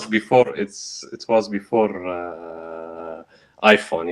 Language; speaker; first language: English; non-native, learner; Arabic